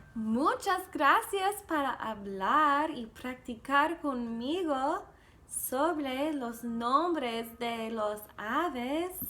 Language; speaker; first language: Spanish; non-native, learner; English